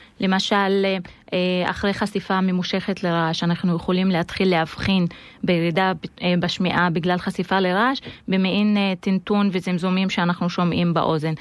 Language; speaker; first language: Hebrew; non-native, local second language; Arabic